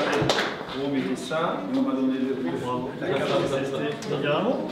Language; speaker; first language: French; native; French